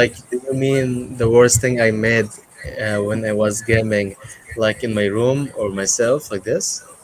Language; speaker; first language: English; non-native, fluent; Arabic